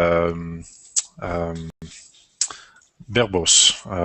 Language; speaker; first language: Spanish; non-native, learner; English